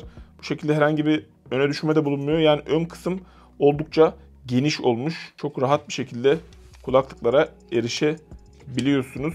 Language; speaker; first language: Turkish; native; Turkish